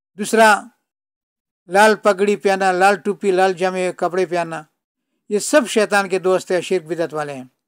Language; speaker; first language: Urdu; non-native, local second language; Pashto